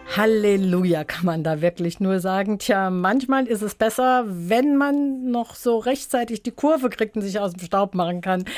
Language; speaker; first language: German; native; German